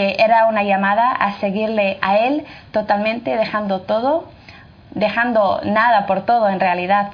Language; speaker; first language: Spanish; non-native, fluent; French